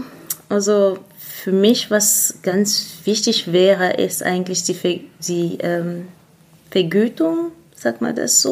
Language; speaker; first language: German; non-native, fluent; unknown